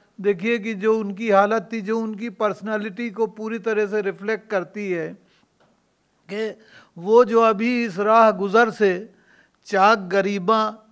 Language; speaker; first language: Urdu; native; Urdu